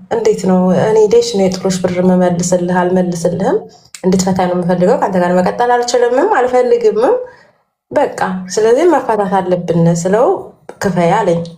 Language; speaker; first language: Amharic; native; Amharic